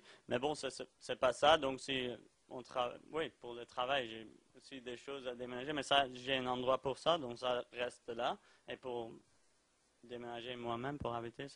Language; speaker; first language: French; non-native, learner; Dutch